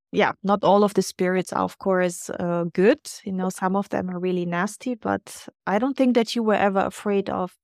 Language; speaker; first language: English; non-native, fluent; German